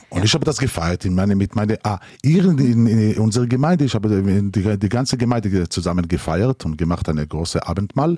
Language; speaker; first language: German; non-native, learner; Hebrew